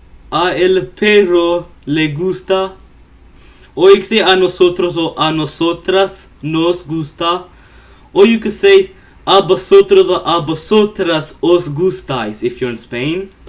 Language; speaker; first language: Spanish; non-native, learner; English